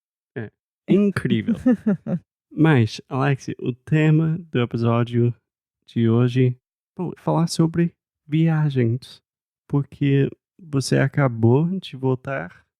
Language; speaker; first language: Portuguese; non-native, fluent; English